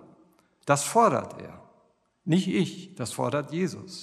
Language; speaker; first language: German; native; German